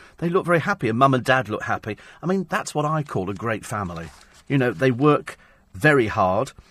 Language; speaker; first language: English; native; English